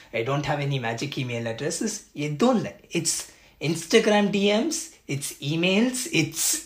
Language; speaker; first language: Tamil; early bilingual, heritage; Tamil